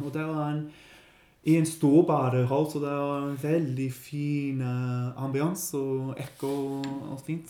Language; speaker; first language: Norwegian; non-native, learner; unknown